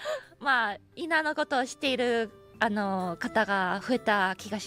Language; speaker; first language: Japanese; non-native, fluent; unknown